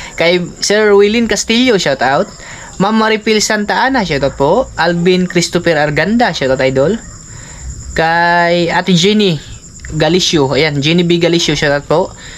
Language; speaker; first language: Filipino; non-native, local second language; Cebuano